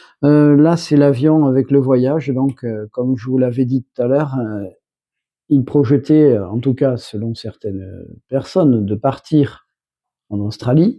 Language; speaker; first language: French; native; French